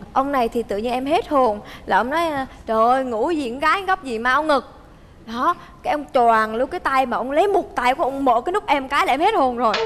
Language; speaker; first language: Vietnamese; early bilingual, heritage; Vietnamese